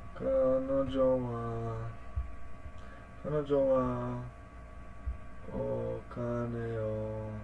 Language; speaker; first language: Japanese; non-native, learner; English